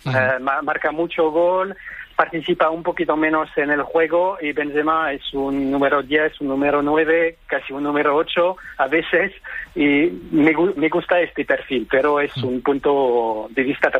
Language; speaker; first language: Spanish; non-native, fluent; French